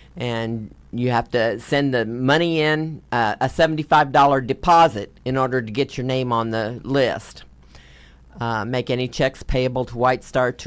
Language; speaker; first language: English; native; English